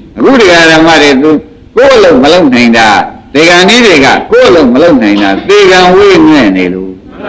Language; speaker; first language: Burmese; native; Burmese